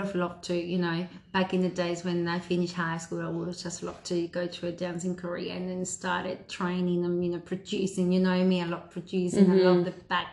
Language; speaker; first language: English; early bilingual, other home language; Spanish